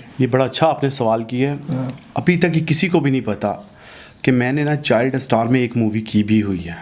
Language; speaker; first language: Urdu; non-native, local second language; Punjabi